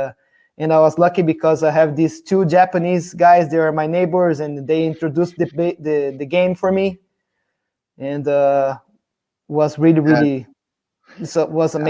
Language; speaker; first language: English; non-native, fluent; Portuguese